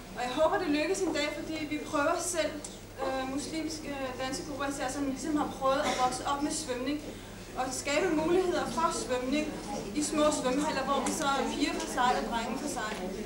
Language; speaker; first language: Danish; early bilingual, other home language; Arabic